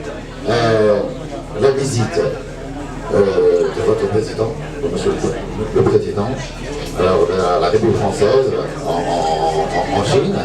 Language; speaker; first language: French; non-native, fluent; Chinese